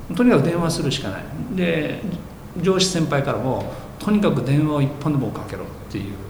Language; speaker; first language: Japanese; native; Japanese